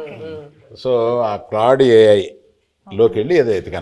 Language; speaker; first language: Telugu; native; Telugu